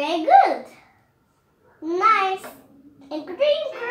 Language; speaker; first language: English; non-native, learner; Vietnamese